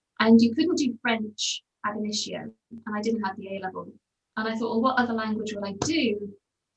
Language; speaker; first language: English; native; English